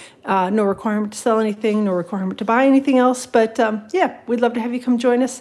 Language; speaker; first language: English; native; English